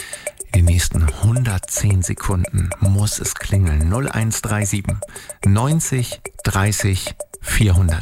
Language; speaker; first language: German; native; German